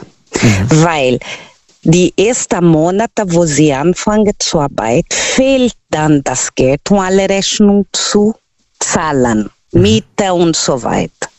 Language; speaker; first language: German; non-native, learner; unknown